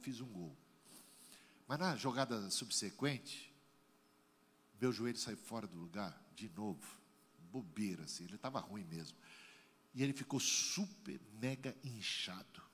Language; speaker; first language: Portuguese; native; Portuguese